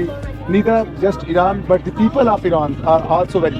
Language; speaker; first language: English; non-native, learner; Urdu